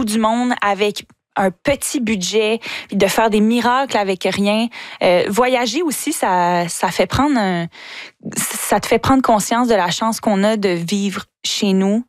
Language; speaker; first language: French; native; French